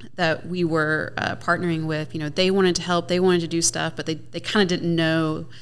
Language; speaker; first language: English; native; English